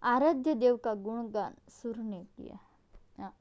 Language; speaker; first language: Hindi; non-native, local second language; Gujarati